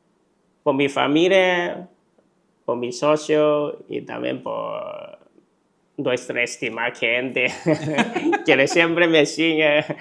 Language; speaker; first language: Spanish; non-native, learner; Chinese